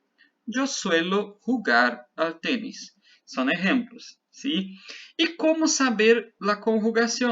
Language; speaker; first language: Spanish; non-native, fluent; Portuguese